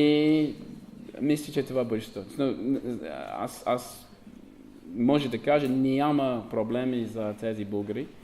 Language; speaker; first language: Bulgarian; non-native, learner; English